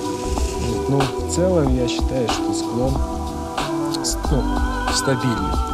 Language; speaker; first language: Russian; native; Russian